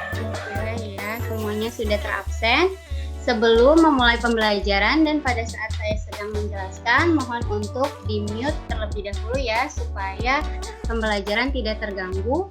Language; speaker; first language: Indonesian; native; Indonesian